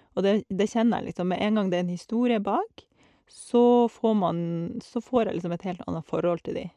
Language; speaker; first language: Norwegian; native; Norwegian